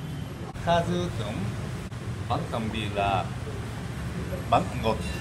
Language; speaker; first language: Vietnamese; non-native, learner; Japanese